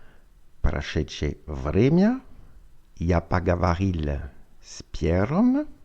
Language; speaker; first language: Russian; non-native, fluent; French